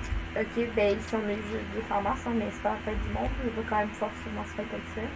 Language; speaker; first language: French; native; French